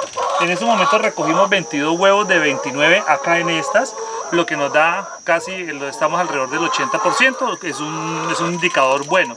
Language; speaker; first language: Spanish; native; Spanish